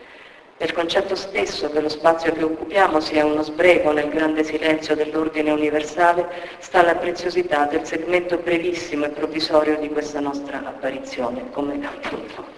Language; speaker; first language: Italian; native; Italian